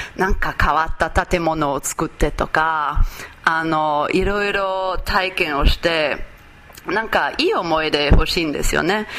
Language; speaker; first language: Japanese; non-native, fluent; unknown